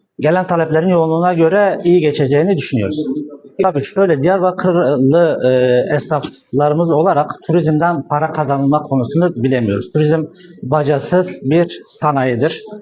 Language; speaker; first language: Turkish; native; Turkish